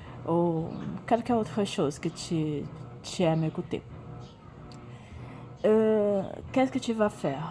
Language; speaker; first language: French; non-native, learner; Portuguese